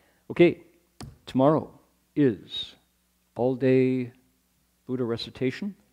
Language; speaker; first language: English; native; English